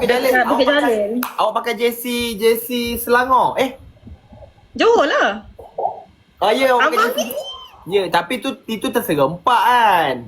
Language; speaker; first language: Malay; native; Malay